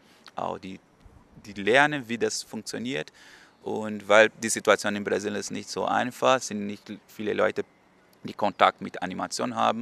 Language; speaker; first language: German; non-native, learner; Portuguese